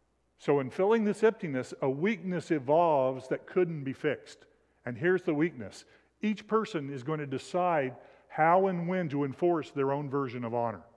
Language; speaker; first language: English; native; English